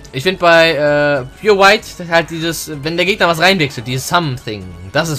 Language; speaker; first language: German; native; German